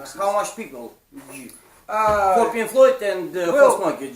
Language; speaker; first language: English; non-native, learner; Russian